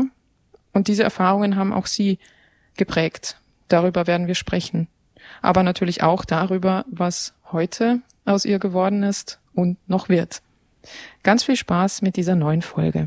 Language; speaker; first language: German; native; German